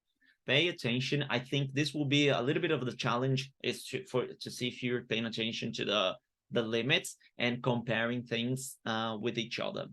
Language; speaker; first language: English; non-native, fluent; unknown